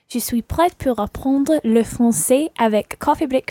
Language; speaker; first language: French; non-native, learner; English